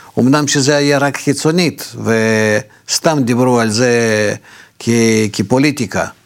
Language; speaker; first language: Hebrew; non-native, fluent; Russian